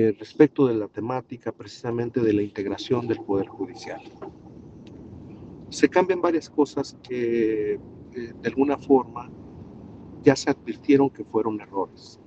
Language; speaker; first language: Spanish; native; Spanish